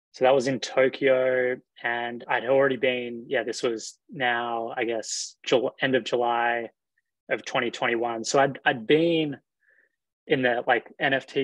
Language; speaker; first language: English; native; English